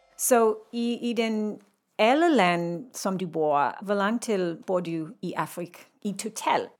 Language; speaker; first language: Danish; non-native, learner; English